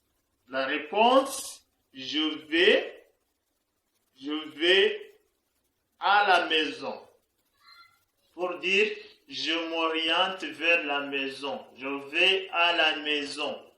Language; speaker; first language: French; non-native, fluent; Kinyarwanda